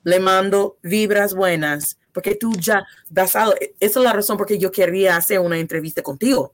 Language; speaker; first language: Spanish; non-native, fluent; English